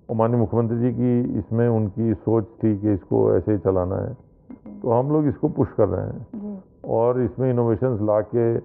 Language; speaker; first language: Hindi; native; Hindi